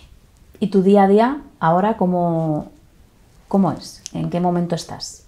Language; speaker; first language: Spanish; native; Spanish